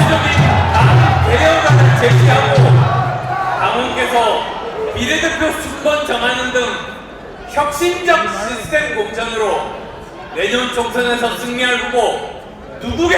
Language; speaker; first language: Korean; native; Korean